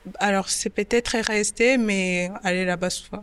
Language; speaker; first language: French; non-native, local second language; Kinyarwanda